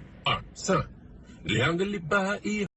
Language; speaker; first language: Chinese; non-native, learner; English